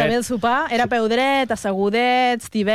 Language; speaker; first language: Catalan; native; Catalan